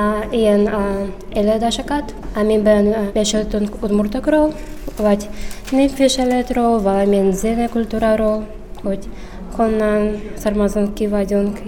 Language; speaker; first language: Hungarian; non-native, learner; Udmurt